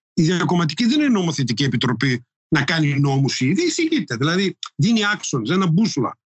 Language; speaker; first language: Greek; non-native, local second language; Turkish